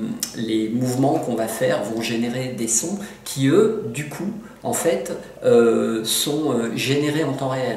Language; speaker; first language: French; native; French